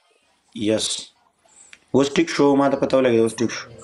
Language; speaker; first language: English; non-native, learner; Pashto